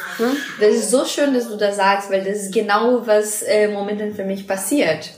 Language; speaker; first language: German; non-native, fluent; Portuguese